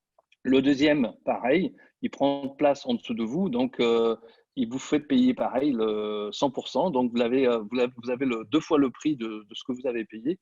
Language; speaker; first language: French; native; French